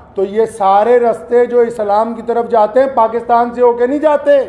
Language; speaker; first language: Hindi; native; Hindi